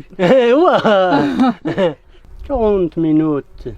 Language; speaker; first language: French; non-native, learner; Central Atlas Tamazight